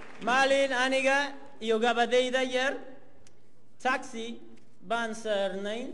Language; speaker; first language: Somali; non-native, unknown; Spanish